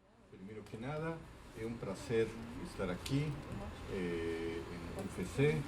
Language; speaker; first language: Portuguese; non-native, fluent; Spanish